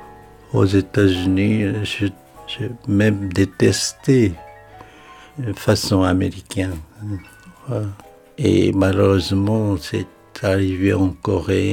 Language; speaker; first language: French; non-native, fluent; Korean